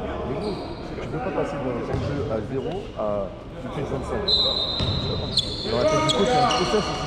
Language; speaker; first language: French; native; French